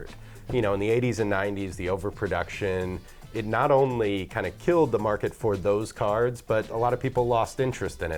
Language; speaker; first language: English; native; English